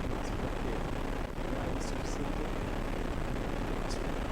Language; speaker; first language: Spanish; non-native, fluent; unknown